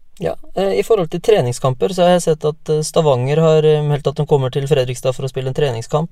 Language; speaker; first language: Norwegian; native; Norwegian